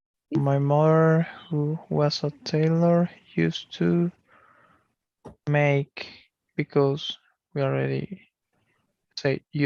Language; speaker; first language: English; non-native, learner; Portuguese